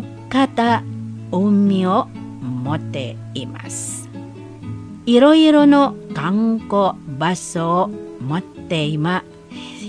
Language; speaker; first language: Japanese; non-native, learner; Indonesian